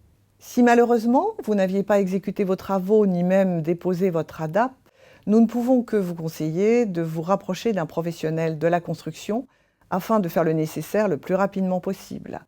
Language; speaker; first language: French; native; French